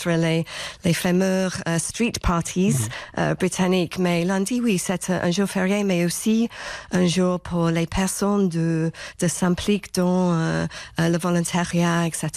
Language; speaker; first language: French; non-native, fluent; English